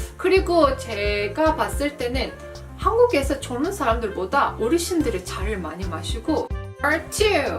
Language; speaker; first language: Korean; non-native, fluent; Azerbaijani